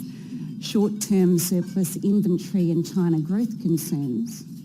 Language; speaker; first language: English; native; English